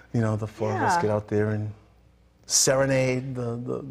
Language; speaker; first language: English; native; English